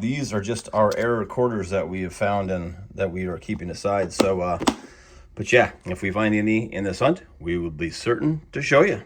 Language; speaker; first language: English; native; English